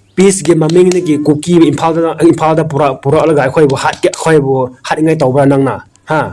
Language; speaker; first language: Manipuri; native; Manipuri